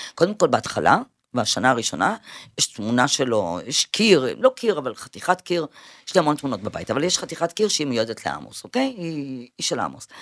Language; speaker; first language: Hebrew; early bilingual, other home language; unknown